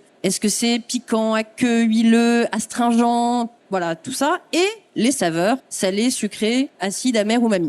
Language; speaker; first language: French; native; French